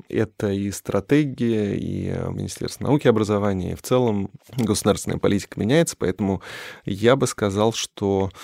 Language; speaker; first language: Russian; native; Russian